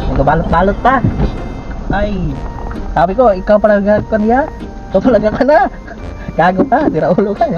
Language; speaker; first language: Filipino; non-native, local second language; Hiligaynon